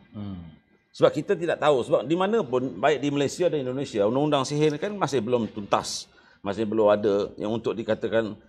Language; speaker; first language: Malay; native; Malay